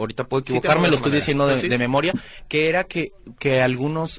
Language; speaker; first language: Spanish; native; Spanish